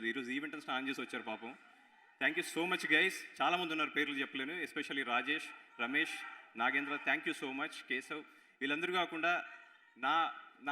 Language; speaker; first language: Telugu; native; Telugu